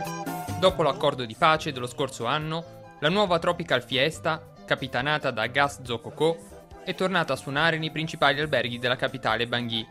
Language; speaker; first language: Italian; native; Italian